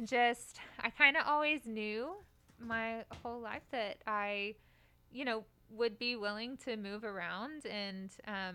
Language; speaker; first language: English; native; English